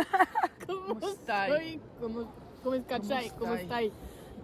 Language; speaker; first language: Spanish; non-native, learner; French